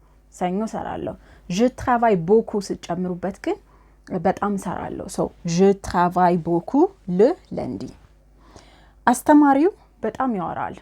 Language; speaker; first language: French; non-native, fluent; Amharic